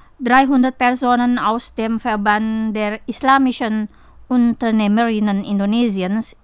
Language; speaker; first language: German; non-native, fluent; Indonesian